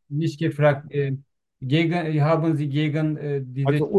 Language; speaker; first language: German; non-native, learner; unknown